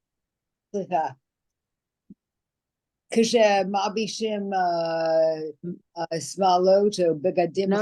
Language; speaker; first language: Hebrew; non-native, learner; English